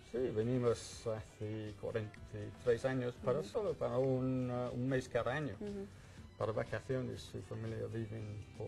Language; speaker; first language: Spanish; non-native, fluent; English